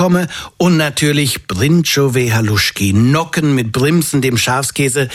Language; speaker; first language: German; native; German